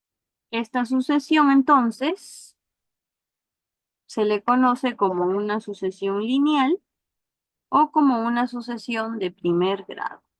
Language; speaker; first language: Spanish; native; Spanish